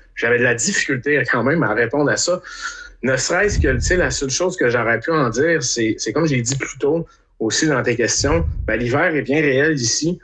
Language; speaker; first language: French; native; French